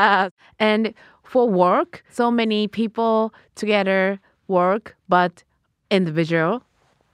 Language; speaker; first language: English; non-native, learner; Japanese